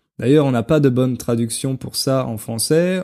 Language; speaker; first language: French; native; French